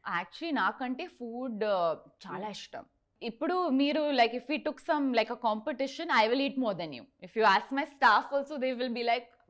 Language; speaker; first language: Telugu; non-native, learner; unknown